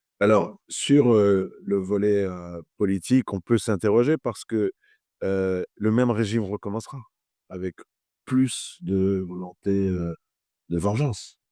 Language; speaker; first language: French; native; French